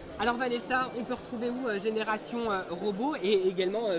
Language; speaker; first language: French; native; French